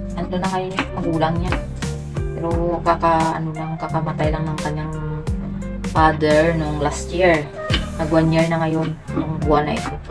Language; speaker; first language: Filipino; non-native, local second language; Hiligaynon